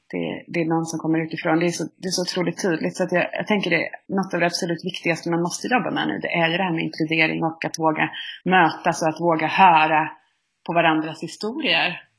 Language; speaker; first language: Swedish; native; Swedish